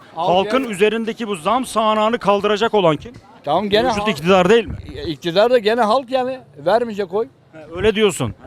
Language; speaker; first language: Turkish; native; Turkish